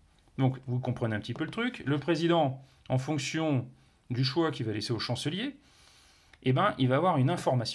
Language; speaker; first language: French; native; French